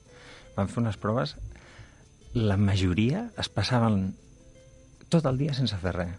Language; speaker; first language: Catalan; native; Catalan